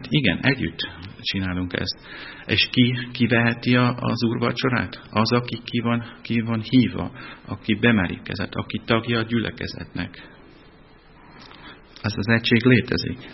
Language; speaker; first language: Hungarian; non-native, fluent; German